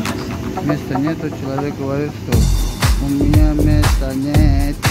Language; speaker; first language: Russian; non-native, learner; Azerbaijani